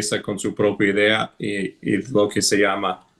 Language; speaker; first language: Spanish; non-native, fluent; English